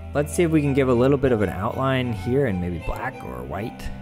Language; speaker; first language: English; native; English